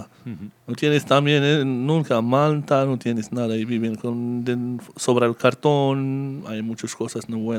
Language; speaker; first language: Spanish; non-native, learner; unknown